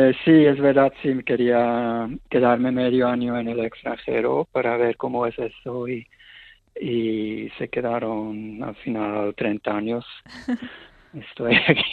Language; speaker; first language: Spanish; non-native, fluent; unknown